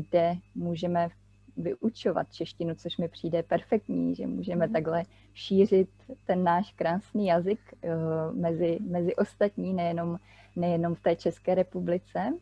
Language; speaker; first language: Czech; native; Czech